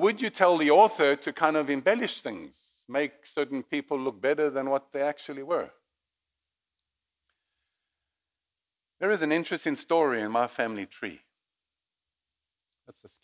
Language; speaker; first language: English; native; English